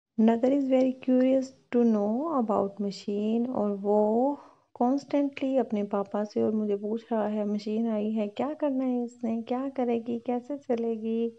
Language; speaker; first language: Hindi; non-native, local second language; Punjabi